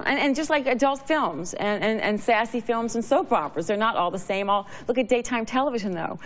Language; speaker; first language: English; native; English